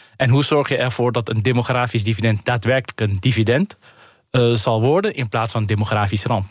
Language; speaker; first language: Dutch; native; Dutch